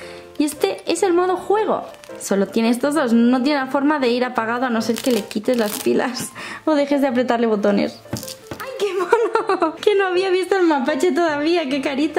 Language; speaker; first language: Spanish; native; Spanish